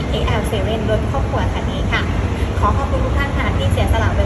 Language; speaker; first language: Thai; native; Thai